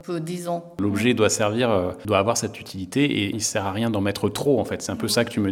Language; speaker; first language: French; native; French